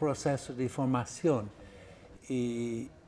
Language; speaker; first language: Spanish; non-native, fluent; Portuguese